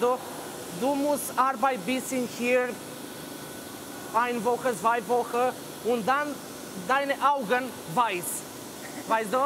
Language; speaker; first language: German; non-native, learner; Romanian